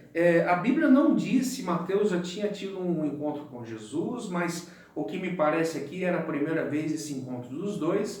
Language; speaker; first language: Portuguese; native; Portuguese